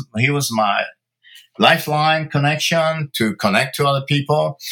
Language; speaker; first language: English; early bilingual, other home language; Spanish